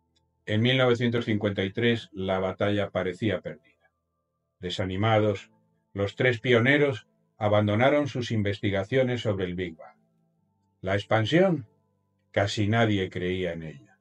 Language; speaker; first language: Spanish; native; Spanish